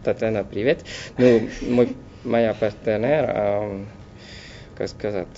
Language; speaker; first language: Russian; non-native, learner; French